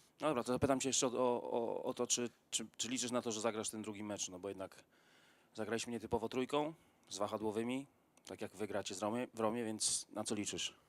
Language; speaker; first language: Polish; native; Polish